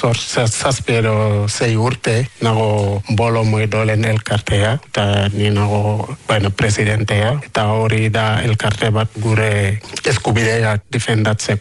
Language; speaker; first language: Basque; non-native, learner; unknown